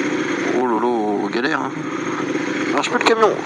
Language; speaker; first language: French; native; French